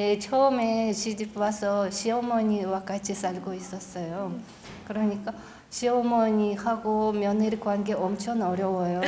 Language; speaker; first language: Korean; non-native, learner; Russian